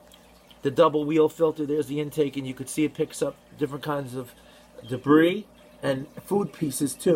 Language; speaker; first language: English; native; English